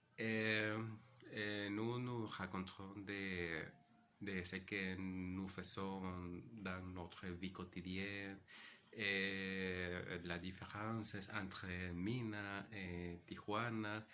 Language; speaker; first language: French; non-native, learner; Spanish